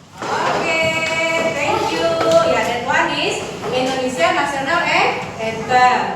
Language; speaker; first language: English; non-native, learner; Indonesian